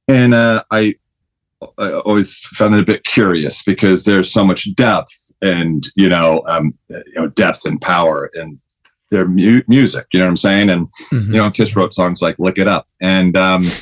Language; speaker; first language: English; native; English